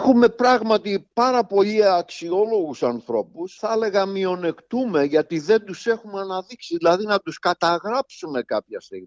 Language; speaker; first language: Greek; native; Greek